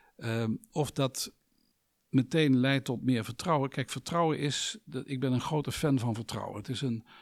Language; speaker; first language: Dutch; native; Dutch